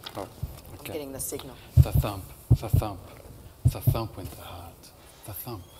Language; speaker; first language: English; native; English